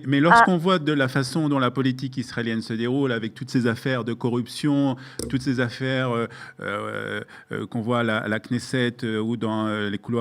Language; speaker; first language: French; native; French